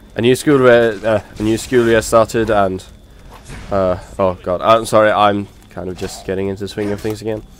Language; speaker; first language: English; non-native, fluent; Norwegian